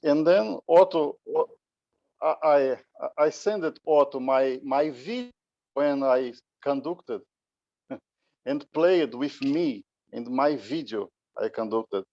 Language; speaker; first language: English; non-native, learner; Portuguese